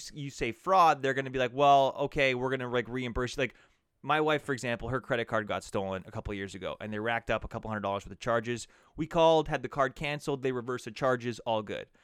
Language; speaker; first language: English; native; English